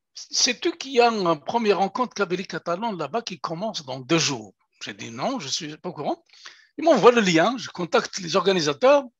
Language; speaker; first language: French; non-native, local second language; Kabyle